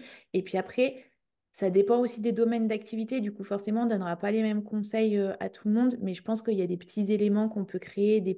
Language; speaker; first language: French; native; French